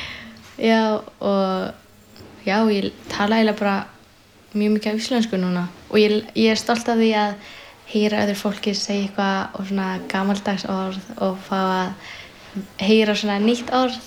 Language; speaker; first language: Icelandic; early bilingual, other home language; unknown